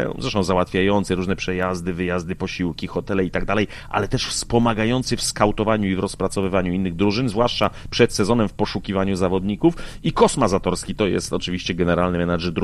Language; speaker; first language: Polish; native; Polish